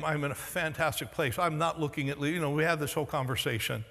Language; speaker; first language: English; native; English